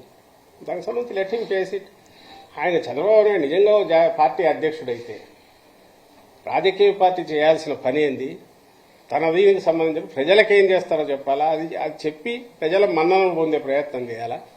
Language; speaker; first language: Telugu; native; Telugu